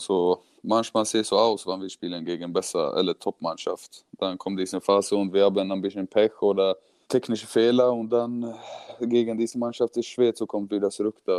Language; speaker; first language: German; non-native, learner; Swedish